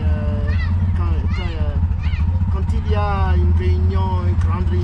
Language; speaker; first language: French; non-native, local second language; Malagasy